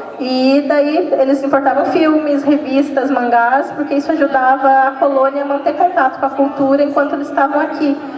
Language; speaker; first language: Portuguese; native; Portuguese